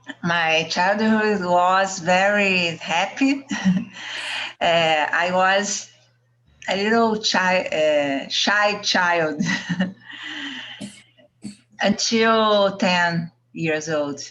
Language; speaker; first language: English; non-native, learner; Portuguese